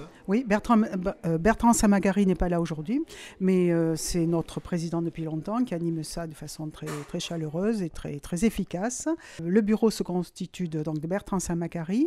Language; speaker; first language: French; native; French